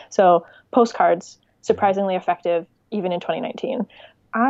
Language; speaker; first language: English; native; English